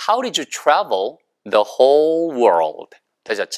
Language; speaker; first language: English; non-native, fluent; Korean